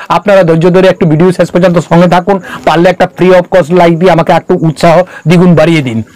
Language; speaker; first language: Bangla; non-native, local second language; Kok Borok